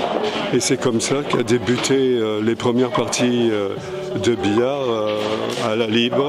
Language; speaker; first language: French; native; French